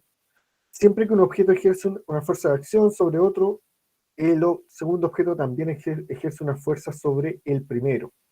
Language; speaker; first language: Spanish; native; Spanish